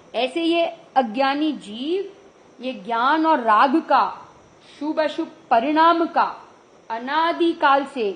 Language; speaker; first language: Hindi; non-native, local second language; Gujarati